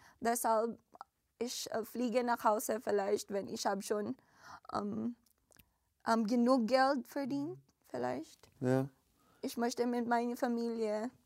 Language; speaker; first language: German; non-native, learner; Filipino